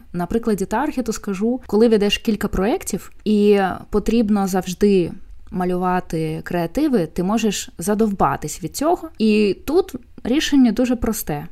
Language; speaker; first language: Ukrainian; non-native, local second language; Russian